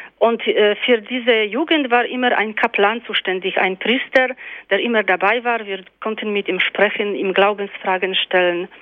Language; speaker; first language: German; non-native, fluent; Polish